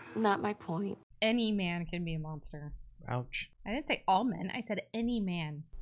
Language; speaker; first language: English; native; English